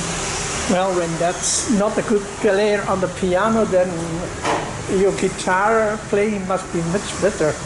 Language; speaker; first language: English; non-native, fluent; Dutch